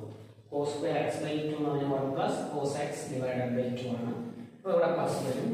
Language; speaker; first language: English; non-native, local second language; Malayalam